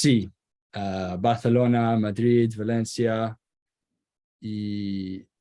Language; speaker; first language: Spanish; non-native, learner; Kurdish